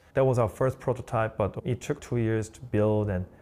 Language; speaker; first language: English; non-native, fluent; Korean